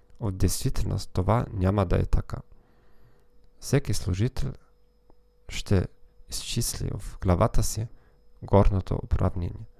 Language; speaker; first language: Macedonian; non-native, learner; German